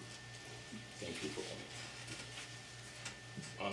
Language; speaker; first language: English; non-native, local second language; French